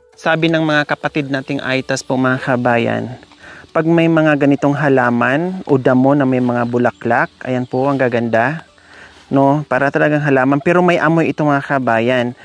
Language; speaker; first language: Filipino; non-native, local second language; Cebuano